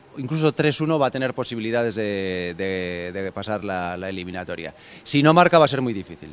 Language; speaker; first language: Spanish; native; Spanish